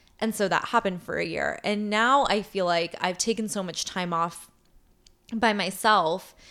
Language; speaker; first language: English; native; English